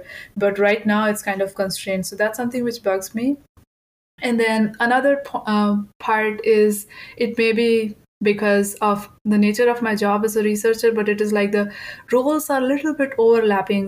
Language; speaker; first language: English; non-native, local second language; Hindi